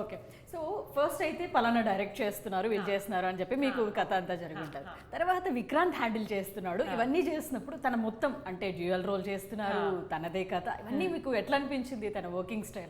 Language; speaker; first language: Telugu; native; Telugu